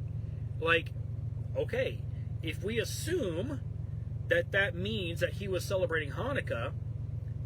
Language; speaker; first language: English; native; English